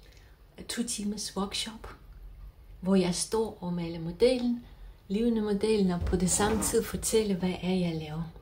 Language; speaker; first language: Danish; non-native, fluent; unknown